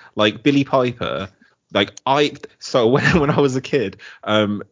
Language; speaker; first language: English; native; English